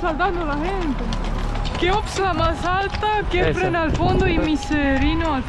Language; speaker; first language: Spanish; non-native, fluent; Estonian